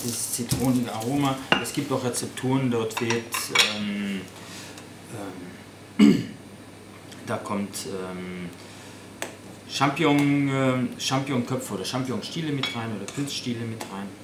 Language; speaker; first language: German; native; German